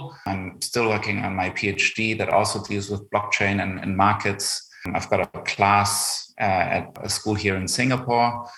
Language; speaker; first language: English; non-native, fluent; German